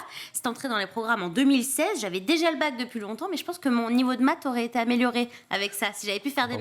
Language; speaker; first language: French; native; French